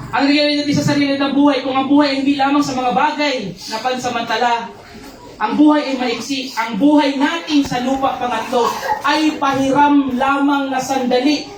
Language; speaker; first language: Filipino; non-native, local second language; Cebuano